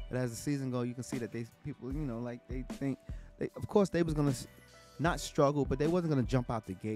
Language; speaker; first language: English; native; English